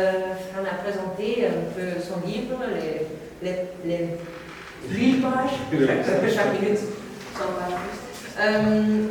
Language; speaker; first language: French; non-native, local second language; Dutch